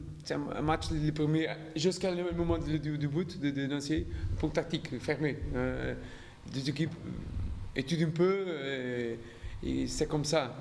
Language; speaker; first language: French; non-native, learner; Portuguese